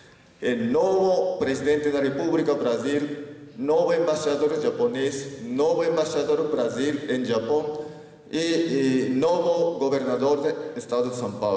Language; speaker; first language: Spanish; non-native, learner; Japanese